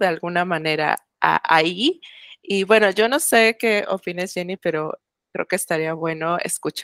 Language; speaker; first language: Spanish; native; Spanish